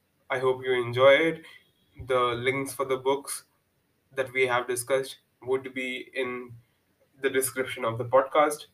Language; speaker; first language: English; non-native, local second language; Hindi